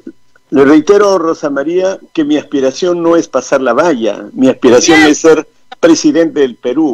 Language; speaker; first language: Spanish; native; Spanish